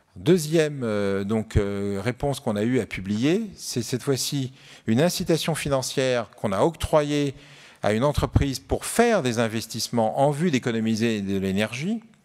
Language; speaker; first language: French; native; French